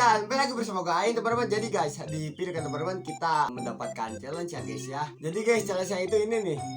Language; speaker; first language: Indonesian; native; Indonesian